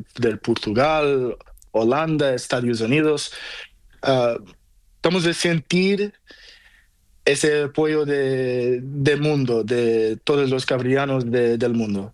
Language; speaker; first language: Spanish; non-native, learner; Portuguese